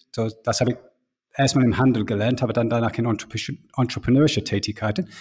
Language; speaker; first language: German; non-native, fluent; English